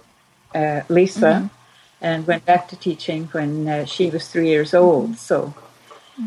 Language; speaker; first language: English; native; English